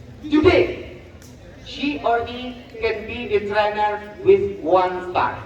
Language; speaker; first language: English; non-native, learner; Indonesian